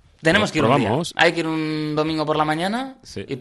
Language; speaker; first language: Spanish; native; Spanish